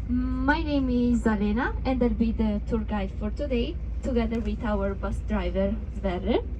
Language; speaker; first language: English; non-native, fluent; Spanish